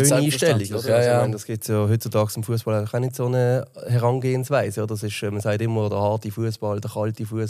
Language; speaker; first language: German; native; German